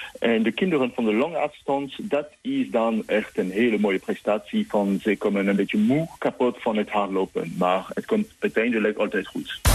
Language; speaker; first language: Dutch; non-native, fluent; French